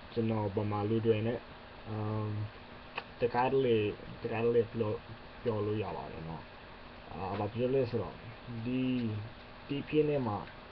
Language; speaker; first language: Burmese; non-native, learner; English